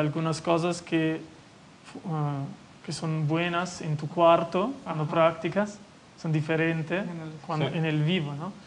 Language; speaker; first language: Spanish; non-native, fluent; Italian